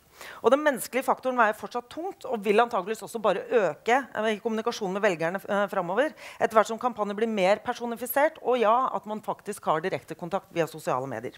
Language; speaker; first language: Norwegian; native; Norwegian